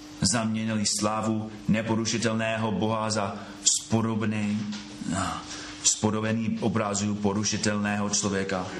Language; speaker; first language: Czech; non-native, fluent; English